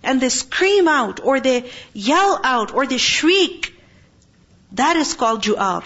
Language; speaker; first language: English; non-native, local second language; Urdu